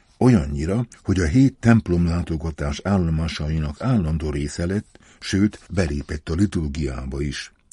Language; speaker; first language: Hungarian; native; Hungarian